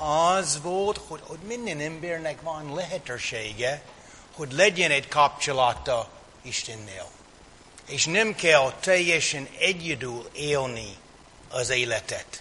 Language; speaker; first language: Hungarian; non-native, fluent; English